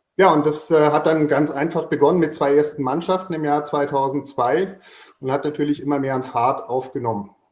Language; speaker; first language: German; native; German